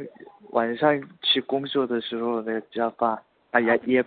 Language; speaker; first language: Chinese; non-native, learner; Korean